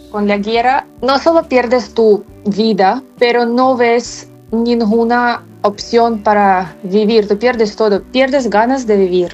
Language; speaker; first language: Spanish; non-native, fluent; Ukrainian